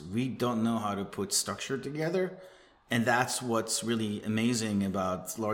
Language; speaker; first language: English; non-native, fluent; Hebrew